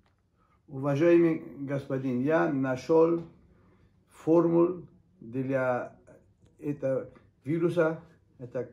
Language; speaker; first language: Russian; non-native, learner; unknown